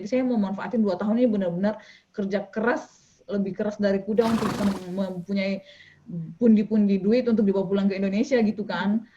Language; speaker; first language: Indonesian; native; Indonesian